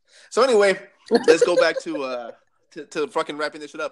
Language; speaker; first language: English; early bilingual, other home language; Spanish